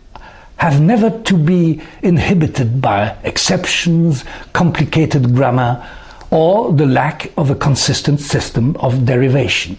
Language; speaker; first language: English; non-native, fluent; French